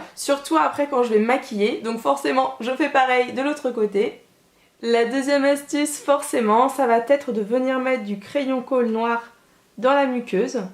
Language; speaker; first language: French; native; French